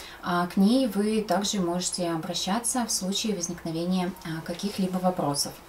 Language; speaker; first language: Russian; native; Russian